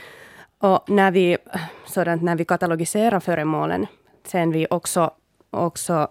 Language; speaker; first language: Swedish; non-native, local second language; Finnish